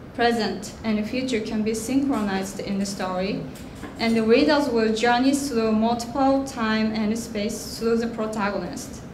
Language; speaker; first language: English; non-native, fluent; Japanese